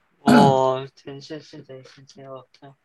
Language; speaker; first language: Chinese; early bilingual, heritage; Chinese